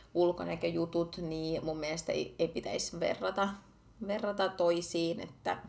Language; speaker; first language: Finnish; early bilingual, other home language; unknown